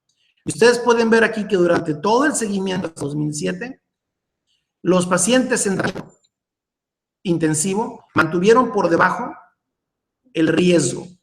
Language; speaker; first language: Spanish; native; Spanish